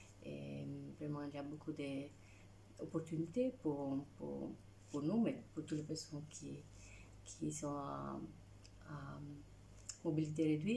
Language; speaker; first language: French; non-native, fluent; Italian